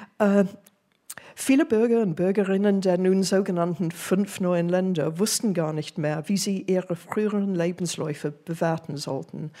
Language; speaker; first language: German; non-native, fluent; English